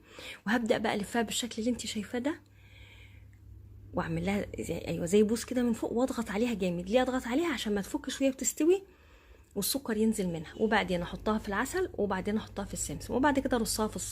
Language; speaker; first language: Arabic; native; Arabic